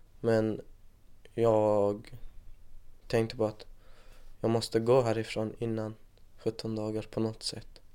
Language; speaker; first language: Swedish; non-native, fluent; Persian